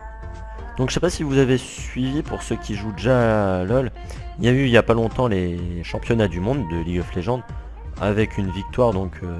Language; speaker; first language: French; native; French